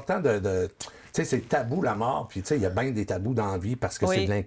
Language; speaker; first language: French; native; French